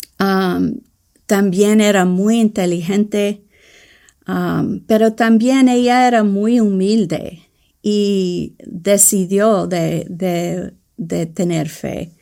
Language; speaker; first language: Spanish; early bilingual, heritage; English